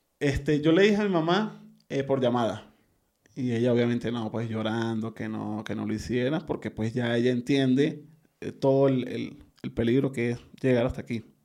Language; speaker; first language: Spanish; native; Spanish